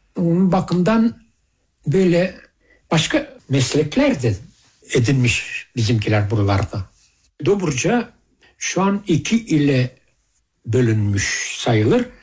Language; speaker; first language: Turkish; early bilingual, heritage; Turkish